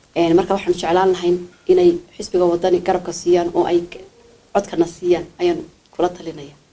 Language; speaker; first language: Somali; native; Somali